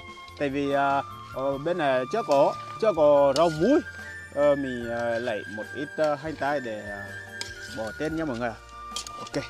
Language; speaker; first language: Vietnamese; non-native, fluent; Portuguese